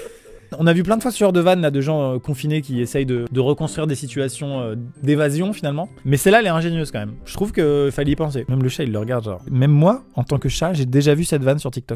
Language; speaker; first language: French; native; French